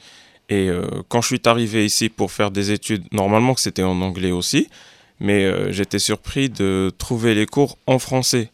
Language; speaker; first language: French; non-native, local second language; Arabic